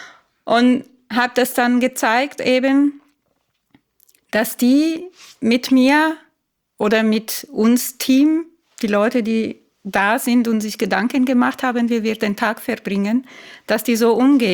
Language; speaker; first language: German; non-native, fluent; Italian